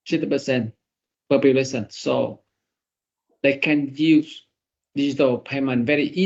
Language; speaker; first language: English; non-native, learner; Vietnamese